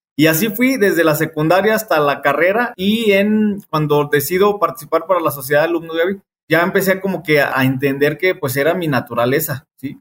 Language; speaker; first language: Spanish; native; Spanish